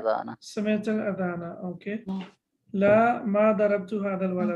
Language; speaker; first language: Arabic; non-native, fluent; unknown